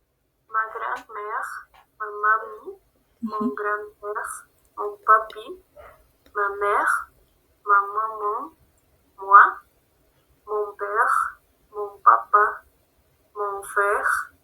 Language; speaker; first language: French; non-native, learner; Spanish